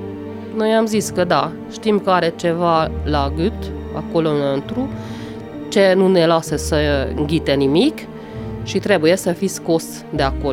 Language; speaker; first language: Romanian; non-native, local second language; Hungarian